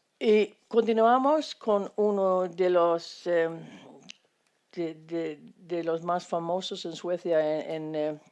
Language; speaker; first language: Spanish; non-native, fluent; Swedish